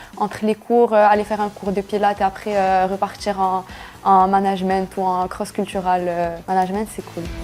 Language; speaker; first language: French; non-native, local second language; Arabic